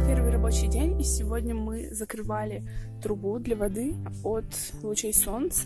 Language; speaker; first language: Russian; native; Russian